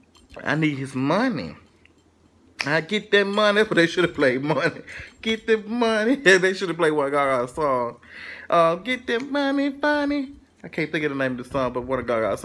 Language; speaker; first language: English; native; English